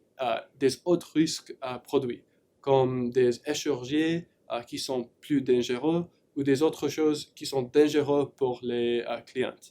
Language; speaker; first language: French; non-native, learner; English